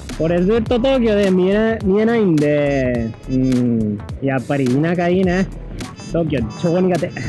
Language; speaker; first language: Japanese; non-native, fluent; Spanish